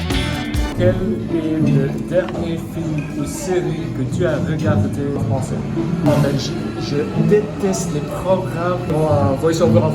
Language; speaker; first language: French; non-native, fluent; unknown